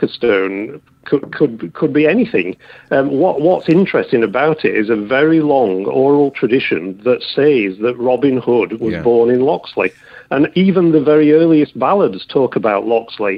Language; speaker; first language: English; native; English